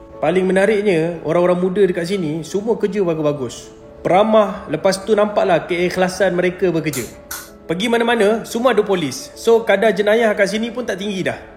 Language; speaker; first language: Malay; native; Malay